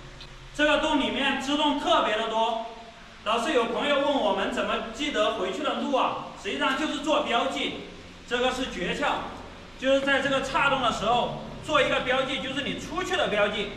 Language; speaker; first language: Chinese; native; Chinese